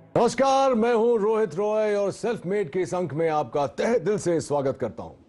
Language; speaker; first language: Hindi; native; Hindi